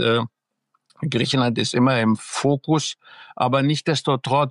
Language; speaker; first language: German; early bilingual, other home language; Greek